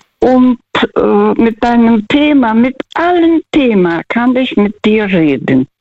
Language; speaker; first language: German; non-native, fluent; Russian